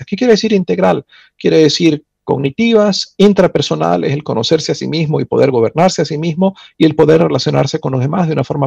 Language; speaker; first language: Spanish; native; Spanish